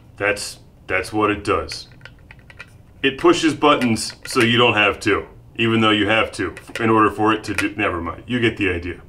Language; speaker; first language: English; native; English